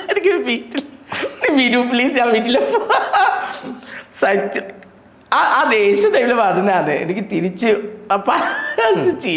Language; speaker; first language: Malayalam; non-native, local second language; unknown